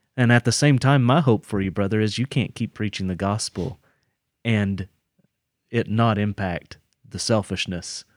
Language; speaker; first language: English; native; English